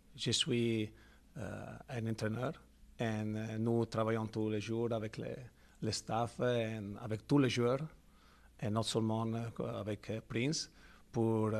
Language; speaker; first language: French; non-native, fluent; Italian